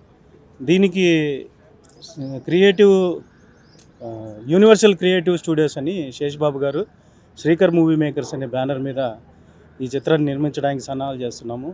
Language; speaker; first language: Telugu; native; Telugu